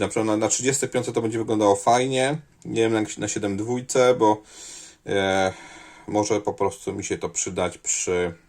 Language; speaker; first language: Polish; native; Polish